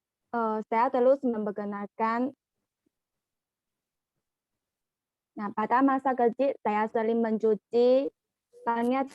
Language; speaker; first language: Indonesian; non-native, learner; Chinese